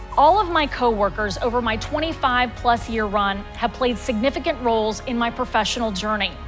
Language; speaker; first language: English; native; English